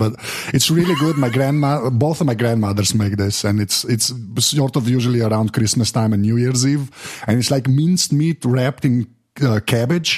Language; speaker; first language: English; non-native, fluent; Slovenian